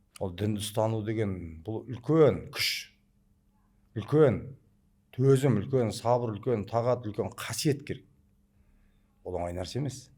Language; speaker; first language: Kazakh; early bilingual, heritage; Kazakh